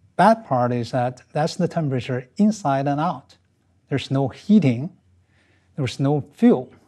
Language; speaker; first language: English; non-native, fluent; Chinese